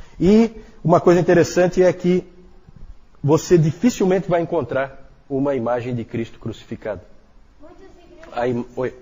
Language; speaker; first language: Portuguese; native; Portuguese